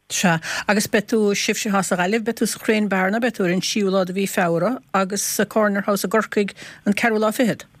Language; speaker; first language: Irish; native; Irish